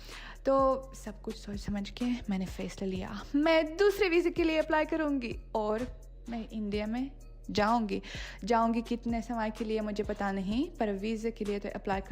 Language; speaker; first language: Hindi; non-native, fluent; Russian